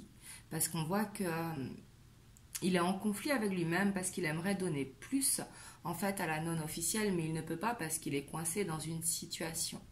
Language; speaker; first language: French; native; French